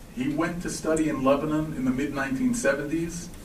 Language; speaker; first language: English; native; English